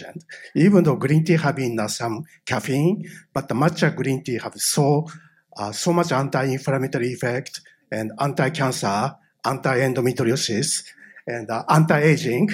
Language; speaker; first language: English; non-native, fluent; Japanese